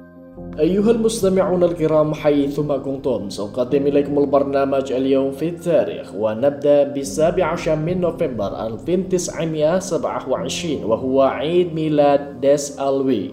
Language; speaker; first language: Arabic; non-native, fluent; Indonesian